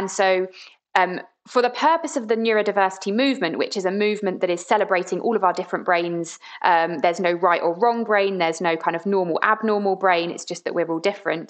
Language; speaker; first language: English; native; English